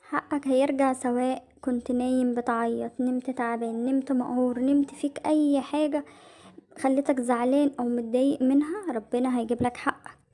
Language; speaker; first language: Arabic; native; Arabic